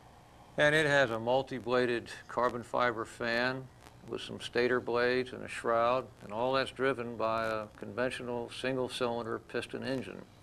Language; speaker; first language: English; native; English